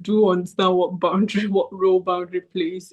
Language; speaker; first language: English; native; English